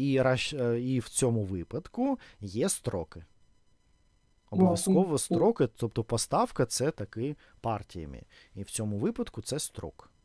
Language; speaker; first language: Ukrainian; non-native, fluent; Russian